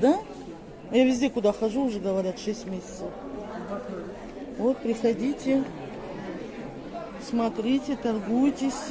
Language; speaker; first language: Russian; native; Russian